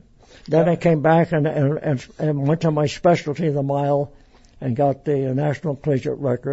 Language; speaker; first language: English; native; English